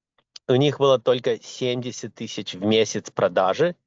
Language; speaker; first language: Russian; early bilingual, heritage; Russian